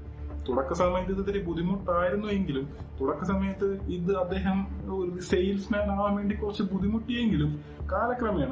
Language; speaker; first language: Malayalam; native; Malayalam